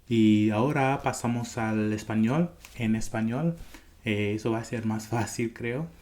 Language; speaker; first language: Spanish; non-native, fluent; English